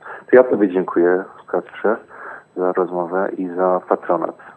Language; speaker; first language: Polish; native; Polish